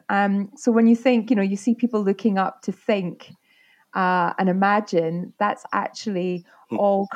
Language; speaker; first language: English; native; English